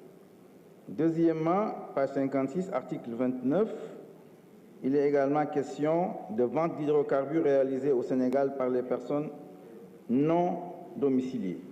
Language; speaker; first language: French; non-native, local second language; Wolof